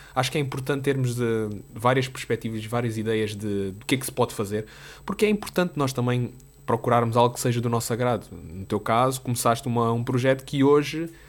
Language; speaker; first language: Portuguese; native; Portuguese